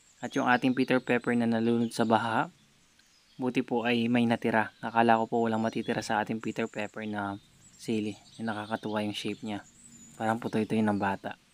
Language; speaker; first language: Filipino; native; Filipino